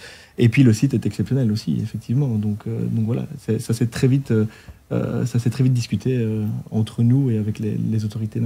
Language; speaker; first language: French; native; French